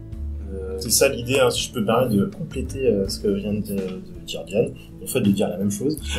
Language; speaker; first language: French; native; French